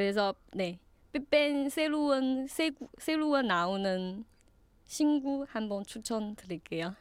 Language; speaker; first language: Korean; non-native, learner; Chinese